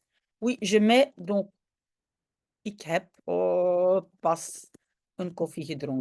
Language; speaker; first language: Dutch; non-native, local second language; French